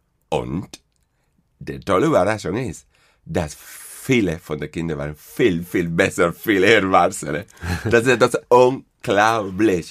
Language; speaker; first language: German; non-native, fluent; Spanish